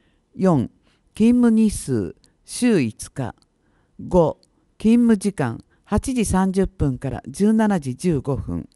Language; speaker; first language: Japanese; native; Japanese